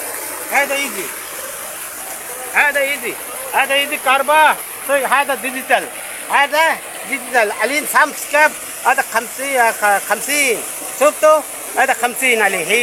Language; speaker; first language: Arabic; non-native, learner; Bangla